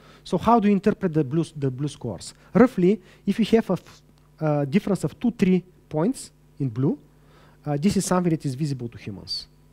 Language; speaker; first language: English; non-native, fluent; Bulgarian